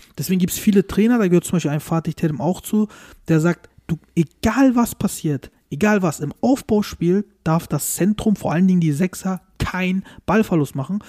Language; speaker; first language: German; early bilingual, other home language; Turkish